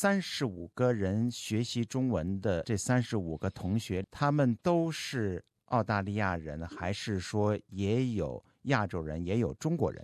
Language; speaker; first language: Chinese; native; Chinese